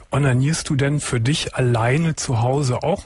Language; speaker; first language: German; native; German